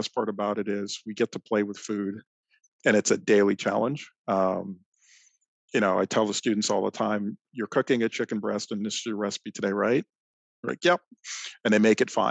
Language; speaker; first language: English; native; English